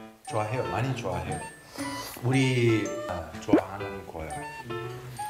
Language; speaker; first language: Korean; non-native, fluent; Italian